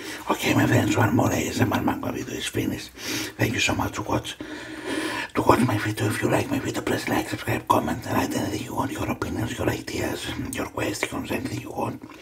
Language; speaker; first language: English; non-native, learner; Greek